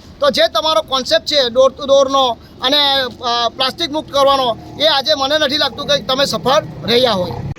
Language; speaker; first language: Gujarati; native; Gujarati